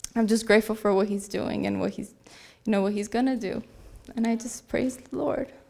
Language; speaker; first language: English; native; English